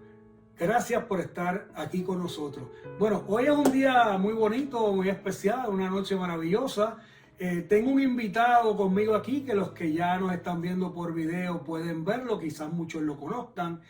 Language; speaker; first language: Spanish; native; Spanish